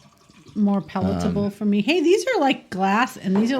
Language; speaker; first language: English; native; English